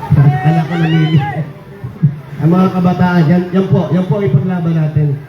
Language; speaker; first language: Filipino; native; Filipino